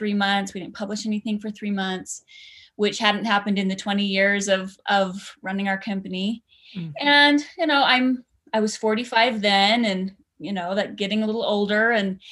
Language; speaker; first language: English; native; English